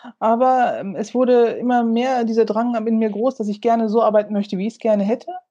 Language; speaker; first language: German; early bilingual, other home language; Turkish